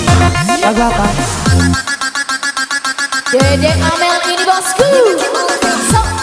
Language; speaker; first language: Indonesian; native; Indonesian